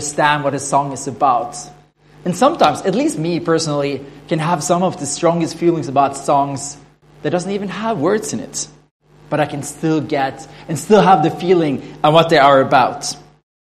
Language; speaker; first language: English; non-native, fluent; Norwegian